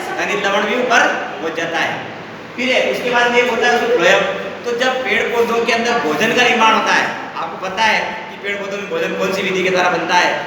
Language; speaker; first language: Hindi; native; Hindi